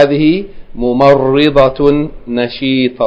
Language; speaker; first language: Arabic; non-native, fluent; English